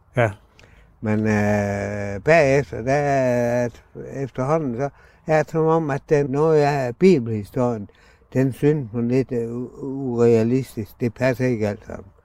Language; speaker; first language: Danish; native; Danish